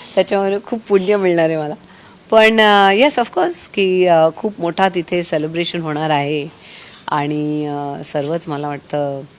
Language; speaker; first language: Marathi; native; Marathi